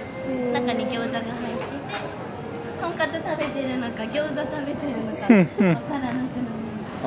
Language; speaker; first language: Japanese; native; Japanese